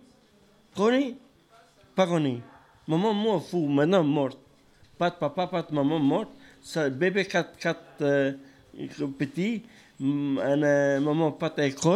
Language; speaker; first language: French; non-native, learner; Albanian